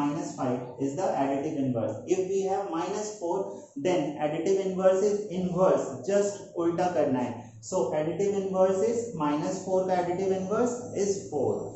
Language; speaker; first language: English; non-native, local second language; Hindi